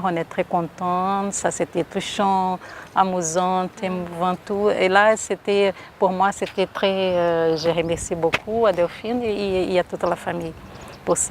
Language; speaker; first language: French; non-native, local second language; Portuguese